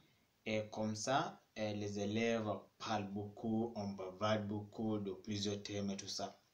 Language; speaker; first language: French; non-native, fluent; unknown